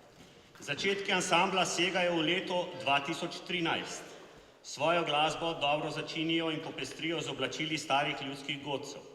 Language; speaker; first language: Slovenian; native; Slovenian